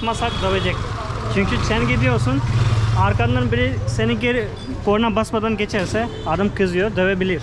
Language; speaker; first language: Turkish; non-native, fluent; Urdu